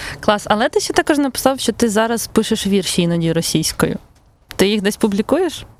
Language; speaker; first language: Ukrainian; native; Ukrainian